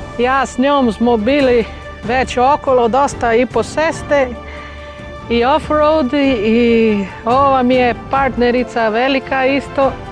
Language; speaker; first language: Bosnian; non-native, fluent; Portuguese